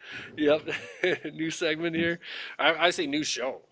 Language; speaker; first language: English; native; English